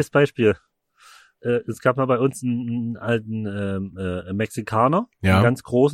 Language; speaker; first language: German; native; German